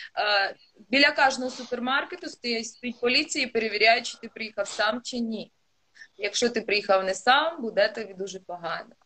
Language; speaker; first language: Ukrainian; non-native, local second language; Russian